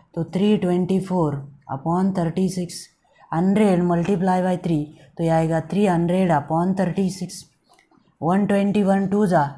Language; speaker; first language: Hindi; non-native, local second language; Marathi